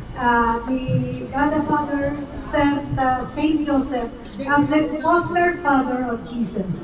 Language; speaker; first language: English; non-native, local second language; Filipino